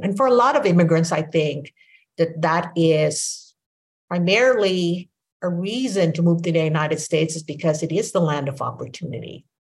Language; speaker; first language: English; non-native, local second language; Filipino